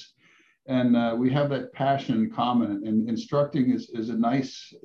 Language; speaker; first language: English; native; English